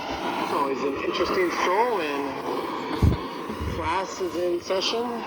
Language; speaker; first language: English; native; English